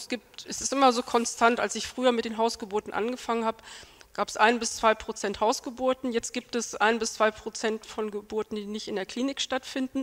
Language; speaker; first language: German; native; German